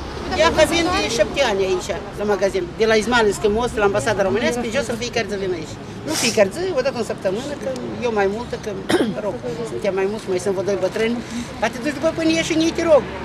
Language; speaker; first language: Romanian; native; Romanian